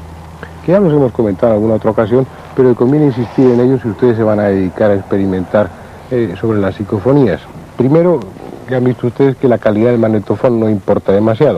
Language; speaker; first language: Spanish; native; Spanish